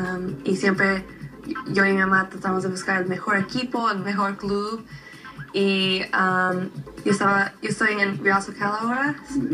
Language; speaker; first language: Spanish; early bilingual, heritage; Spanish